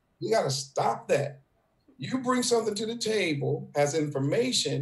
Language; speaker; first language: English; native; English